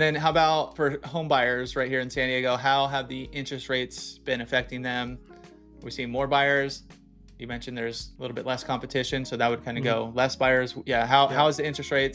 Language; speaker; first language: English; native; English